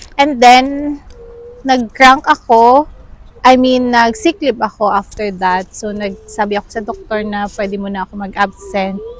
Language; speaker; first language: Filipino; non-native, local second language; Cebuano